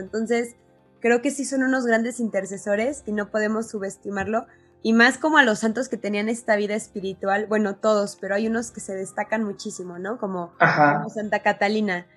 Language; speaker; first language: Spanish; native; Spanish